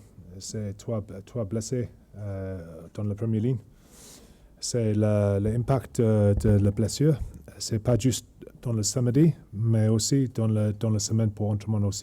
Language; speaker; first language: French; non-native, learner; English